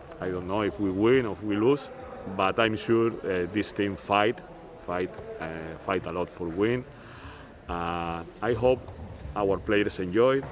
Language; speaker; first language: English; non-native, learner; Spanish